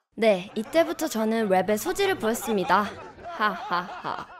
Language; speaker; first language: Korean; native; Korean